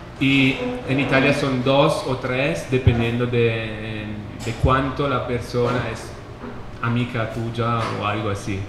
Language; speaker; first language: Spanish; non-native, fluent; Italian